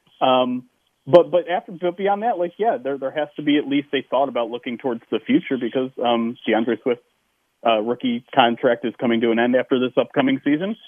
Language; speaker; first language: English; native; English